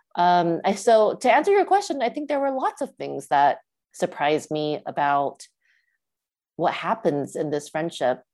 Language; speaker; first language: English; early bilingual, other home language; Chinese